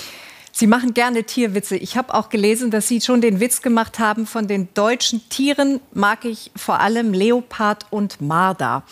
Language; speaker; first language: German; native; German